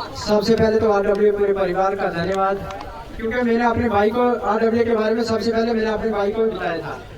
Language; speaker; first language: Hindi; non-native, local second language; Punjabi